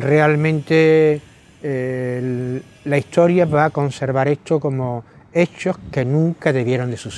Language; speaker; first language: Spanish; native; Spanish